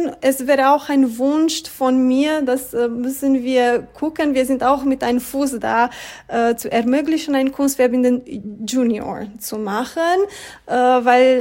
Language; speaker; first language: German; non-native, fluent; Romanian